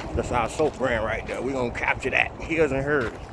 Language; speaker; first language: English; native; English